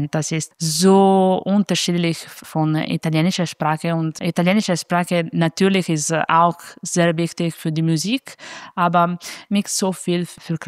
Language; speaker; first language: German; non-native, fluent; Italian